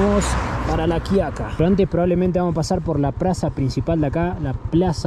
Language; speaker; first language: Spanish; native; Spanish